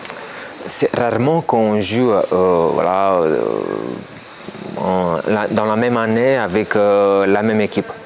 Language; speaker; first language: French; non-native, fluent; Romanian